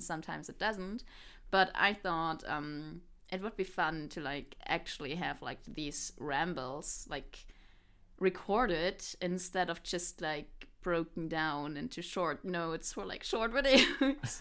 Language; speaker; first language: English; non-native, fluent; German